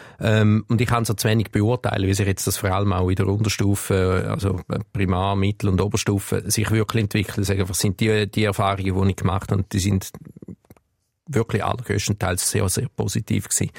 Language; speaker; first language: German; early bilingual, other home language; Turkish